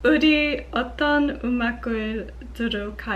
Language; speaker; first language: Korean; non-native, learner; English